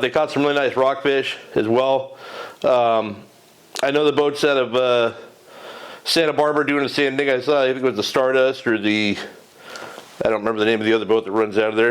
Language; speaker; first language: English; native; English